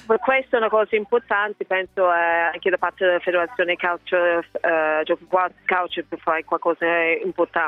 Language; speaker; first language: Italian; non-native, learner; English